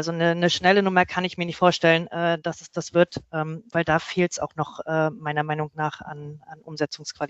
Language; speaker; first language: German; native; German